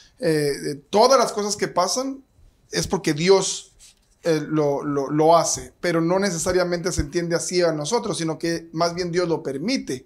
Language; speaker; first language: Spanish; native; Spanish